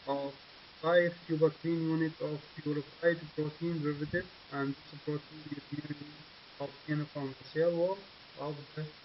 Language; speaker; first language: English; non-native, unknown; Arabic